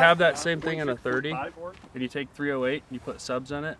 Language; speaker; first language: English; native; English